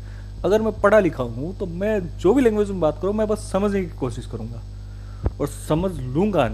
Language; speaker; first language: Hindi; native; Hindi